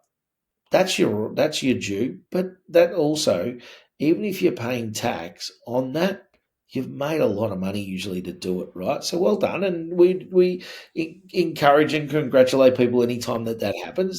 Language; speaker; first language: English; native; English